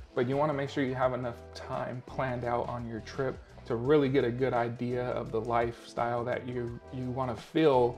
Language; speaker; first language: English; native; English